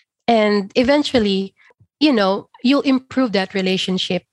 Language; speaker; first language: English; non-native, local second language; Filipino